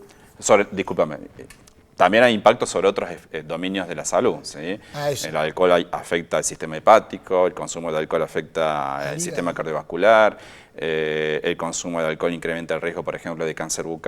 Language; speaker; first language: Spanish; native; Spanish